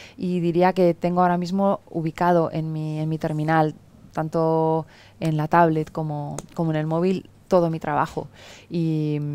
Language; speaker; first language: Spanish; native; Spanish